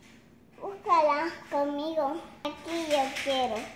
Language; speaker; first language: Spanish; early bilingual, other home language; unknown